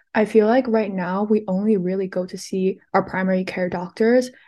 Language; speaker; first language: English; early bilingual, other home language; Chinese